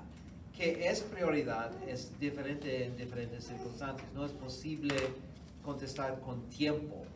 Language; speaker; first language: Spanish; non-native, fluent; English